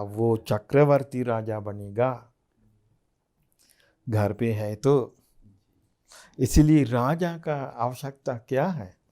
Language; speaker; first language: Hindi; non-native, fluent; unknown